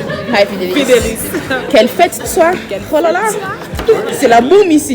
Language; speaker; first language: French; early bilingual, other home language; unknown